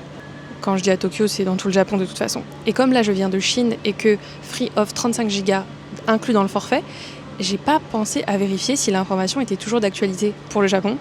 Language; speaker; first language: French; native; French